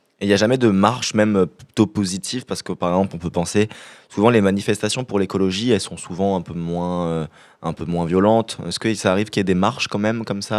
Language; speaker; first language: French; native; French